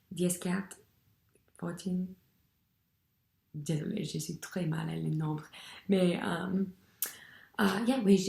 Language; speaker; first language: French; non-native, learner; English